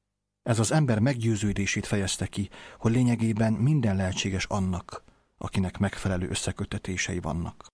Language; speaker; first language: Hungarian; native; Hungarian